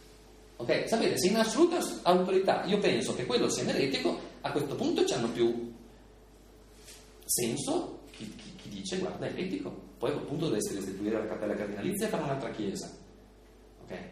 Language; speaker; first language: Italian; native; Italian